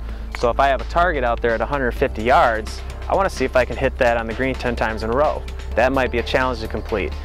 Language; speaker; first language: English; native; English